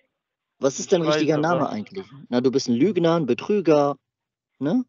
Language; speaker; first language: German; native; German